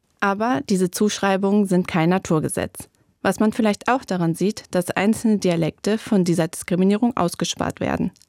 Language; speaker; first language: German; native; German